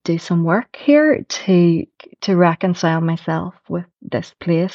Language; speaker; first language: English; native; English